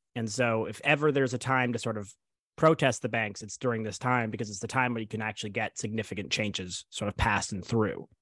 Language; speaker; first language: English; native; English